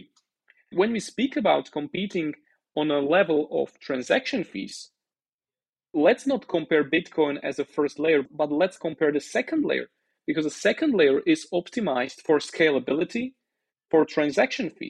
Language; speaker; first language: English; non-native, fluent; Slovak